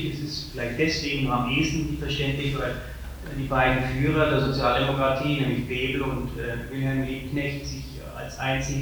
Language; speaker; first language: German; native; German